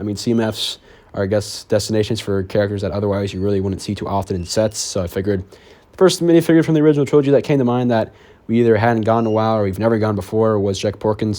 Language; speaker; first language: English; native; English